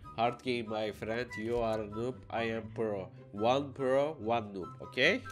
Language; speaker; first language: English; non-native, learner; Turkish